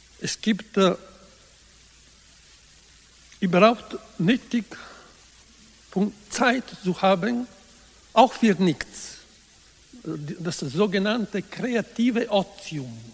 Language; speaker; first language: German; non-native, learner; Italian